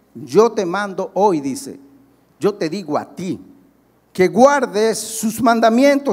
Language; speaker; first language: Spanish; native; Spanish